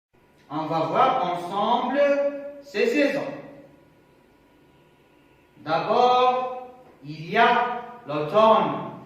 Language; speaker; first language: French; non-native, local second language; Arabic